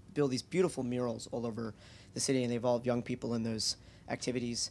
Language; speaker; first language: English; native; English